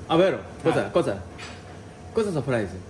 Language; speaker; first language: Italian; non-native, learner; Korean